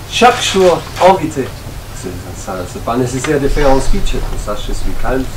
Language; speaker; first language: French; non-native, fluent; German